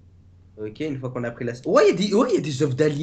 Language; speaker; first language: French; native; French